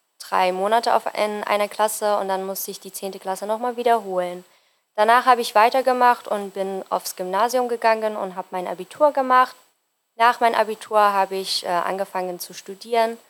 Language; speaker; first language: German; non-native, fluent; Persian